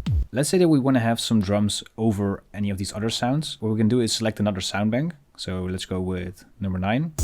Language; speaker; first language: English; non-native, fluent; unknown